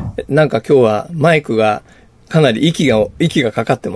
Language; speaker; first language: Japanese; native; Japanese